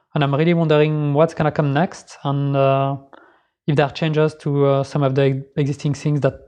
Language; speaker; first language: English; non-native, fluent; French